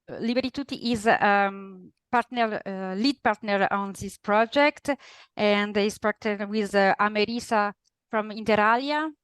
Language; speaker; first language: English; non-native, fluent; Italian